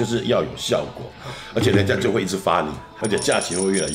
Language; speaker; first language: Chinese; native; Chinese